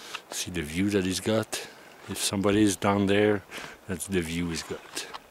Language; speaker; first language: English; non-native, fluent; French